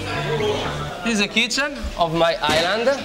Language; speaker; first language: English; non-native, learner; Italian